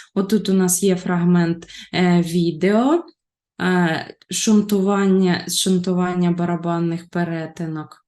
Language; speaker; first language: Ukrainian; native; Ukrainian